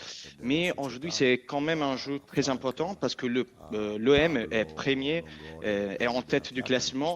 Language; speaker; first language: French; non-native, fluent; Italian